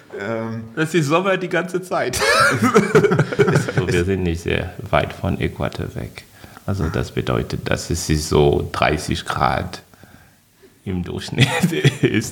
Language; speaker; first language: German; non-native, fluent; French